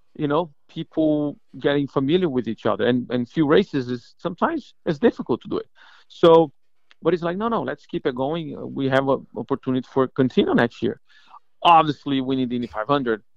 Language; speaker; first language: English; non-native, fluent; Portuguese